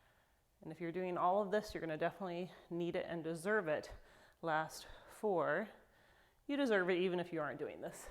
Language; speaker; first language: English; native; English